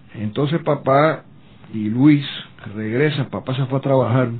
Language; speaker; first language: Spanish; native; Spanish